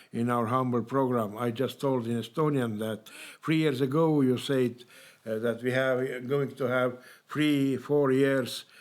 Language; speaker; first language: English; non-native, learner; Estonian